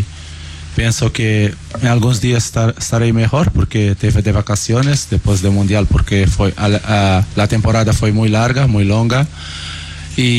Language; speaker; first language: Spanish; non-native, learner; Portuguese